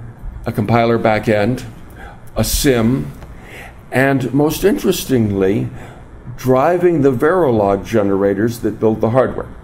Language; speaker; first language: English; native; English